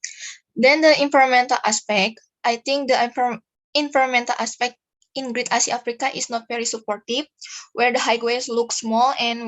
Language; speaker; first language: English; non-native, fluent; Indonesian